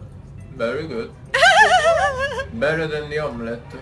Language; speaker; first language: English; non-native, learner; Italian